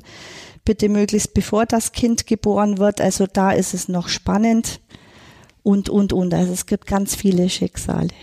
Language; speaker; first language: German; native; German